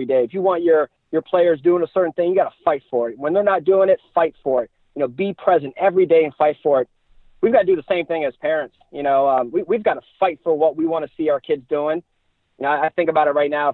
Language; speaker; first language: English; native; English